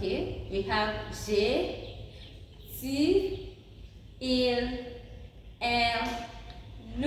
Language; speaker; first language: French; non-native, fluent; English